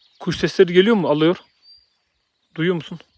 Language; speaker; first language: Turkish; native; Turkish